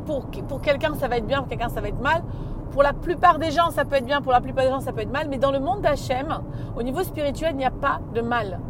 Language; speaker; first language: French; native; French